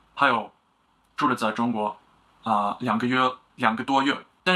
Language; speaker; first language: Chinese; non-native, learner; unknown